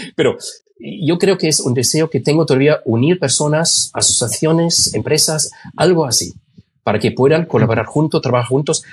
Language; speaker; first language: Spanish; non-native, fluent; German